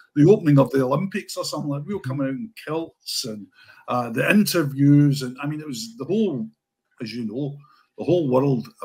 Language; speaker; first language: English; native; English